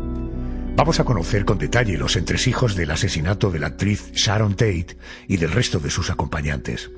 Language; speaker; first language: Spanish; native; Spanish